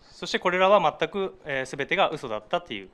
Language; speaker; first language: Japanese; native; Japanese